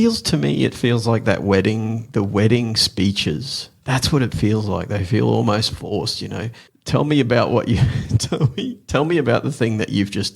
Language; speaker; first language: English; native; English